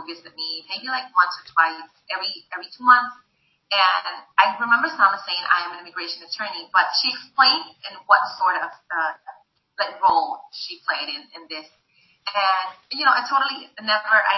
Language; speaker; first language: English; non-native, fluent; Spanish